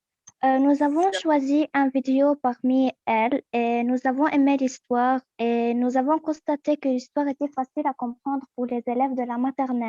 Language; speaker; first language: French; non-native, learner; Arabic